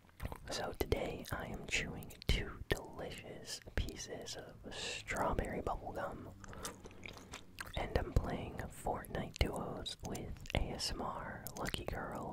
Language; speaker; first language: English; native; English